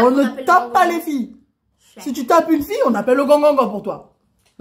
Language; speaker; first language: French; native; French